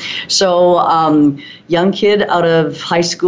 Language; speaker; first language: English; native; English